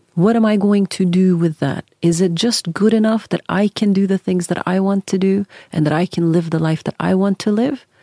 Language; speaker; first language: English; early bilingual, other home language; Norwegian